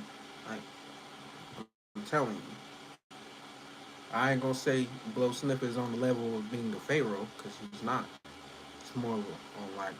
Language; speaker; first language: English; native; English